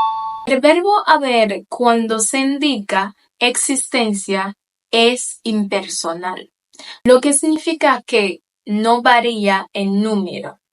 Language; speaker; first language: Spanish; non-native, fluent; Haitian Creole